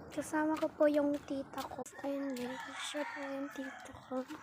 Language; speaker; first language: Filipino; non-native, local second language; Waray